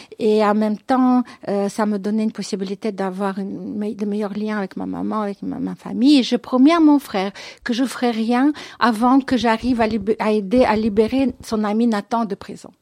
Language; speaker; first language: French; non-native, fluent; Russian